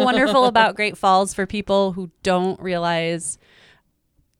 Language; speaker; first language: English; native; English